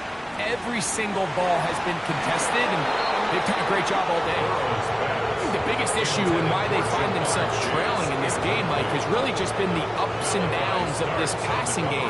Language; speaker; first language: English; native; English